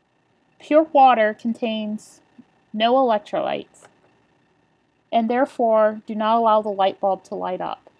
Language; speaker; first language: English; native; English